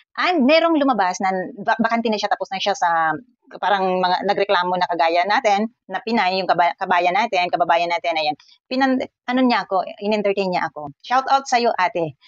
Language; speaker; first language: Filipino; non-native, local second language; Cebuano